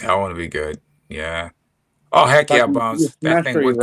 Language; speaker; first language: English; native; English